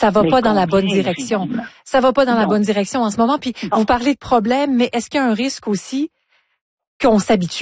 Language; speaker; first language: French; native; French